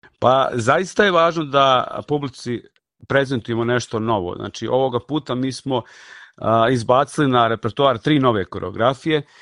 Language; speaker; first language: Serbian; native; Serbian